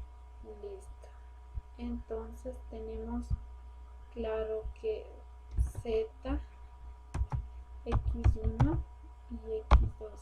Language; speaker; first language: Spanish; native; Spanish